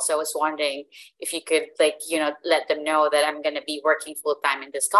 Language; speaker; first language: English; non-native, local second language; Filipino